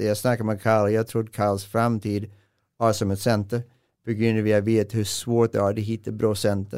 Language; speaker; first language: Swedish; non-native, fluent; English